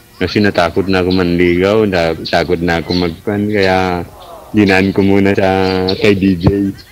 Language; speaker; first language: Filipino; non-native, local second language; Iloko